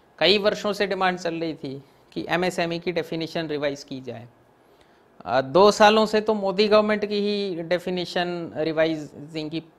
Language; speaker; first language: Hindi; non-native, local second language; Gujarati